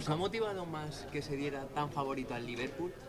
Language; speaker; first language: Spanish; native; Spanish